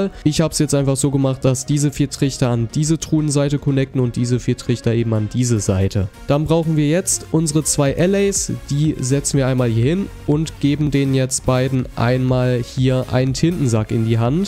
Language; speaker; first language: German; native; German